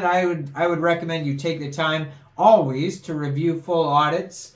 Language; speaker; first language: English; native; English